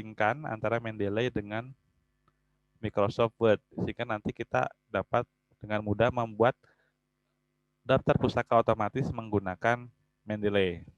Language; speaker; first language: Indonesian; native; Indonesian